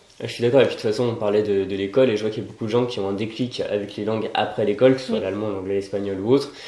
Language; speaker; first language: French; native; French